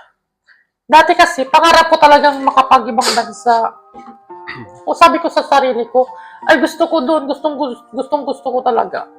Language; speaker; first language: Filipino; non-native, local second language; Iloko